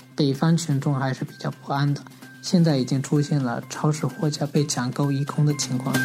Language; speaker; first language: Chinese; native; Chinese